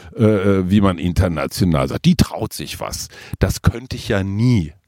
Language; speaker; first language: German; native; German